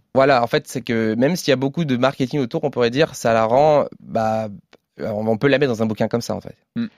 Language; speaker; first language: French; native; French